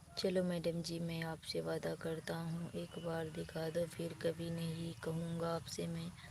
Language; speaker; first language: Hindi; native; Hindi